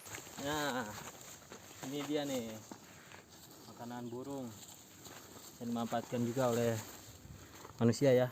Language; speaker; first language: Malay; non-native, local second language; Sundanese